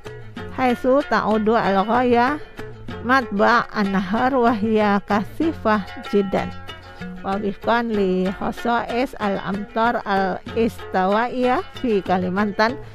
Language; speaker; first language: Arabic; non-native, fluent; Indonesian